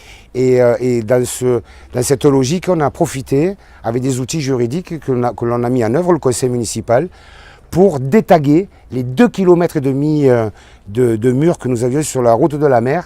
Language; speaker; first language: French; native; French